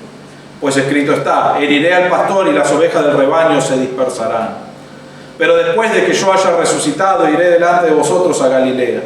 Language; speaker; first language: Spanish; native; Spanish